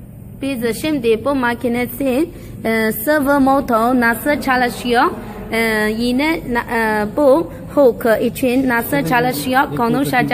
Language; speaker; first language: Turkish; non-native, learner; Chinese